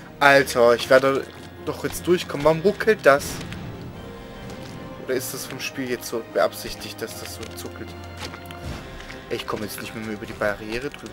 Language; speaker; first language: German; native; German